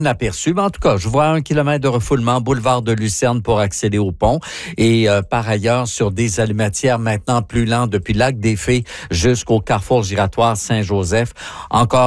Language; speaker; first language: French; native; French